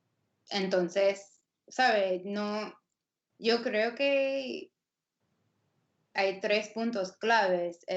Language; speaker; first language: Spanish; non-native, fluent; English